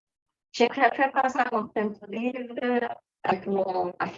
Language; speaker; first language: French; non-native, learner; Portuguese